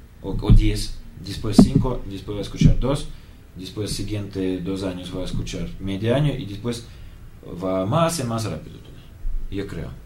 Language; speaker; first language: Spanish; non-native, learner; Russian